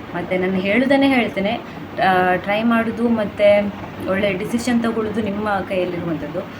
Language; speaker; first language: Kannada; non-native, local second language; Tulu